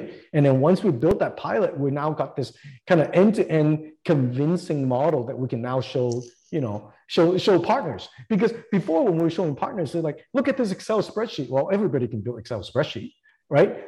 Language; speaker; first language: English; non-native, local second language; Cantonese